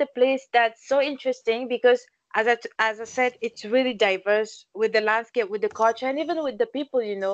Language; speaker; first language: English; non-native, local second language; French